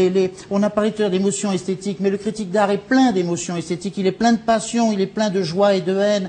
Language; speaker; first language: French; native; French